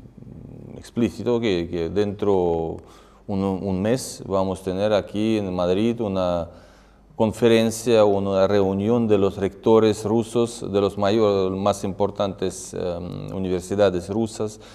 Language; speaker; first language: Spanish; non-native, fluent; Russian